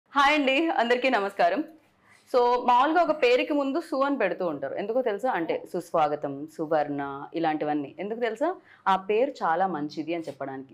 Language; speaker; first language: Telugu; native; Telugu